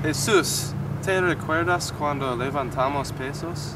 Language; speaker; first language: Spanish; non-native, learner; English